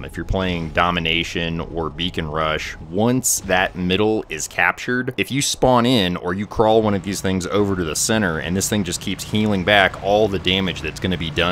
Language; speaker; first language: English; native; English